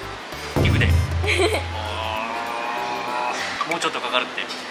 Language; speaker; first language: Japanese; native; Japanese